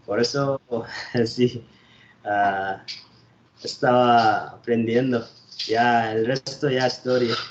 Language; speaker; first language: Spanish; non-native, learner; Bangla